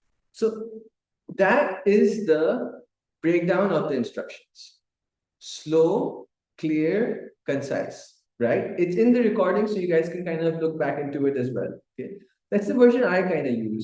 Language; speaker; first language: English; non-native, local second language; Urdu